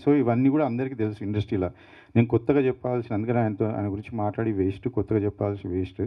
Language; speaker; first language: Telugu; native; Telugu